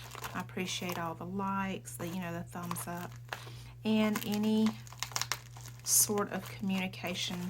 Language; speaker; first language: English; native; English